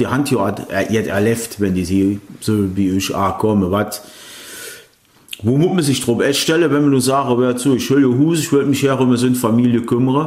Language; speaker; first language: German; native; German